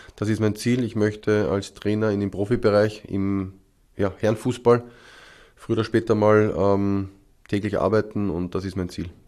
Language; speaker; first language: German; native; German